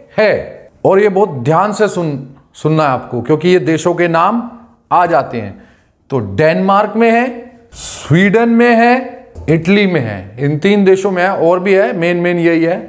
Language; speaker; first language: Hindi; native; Hindi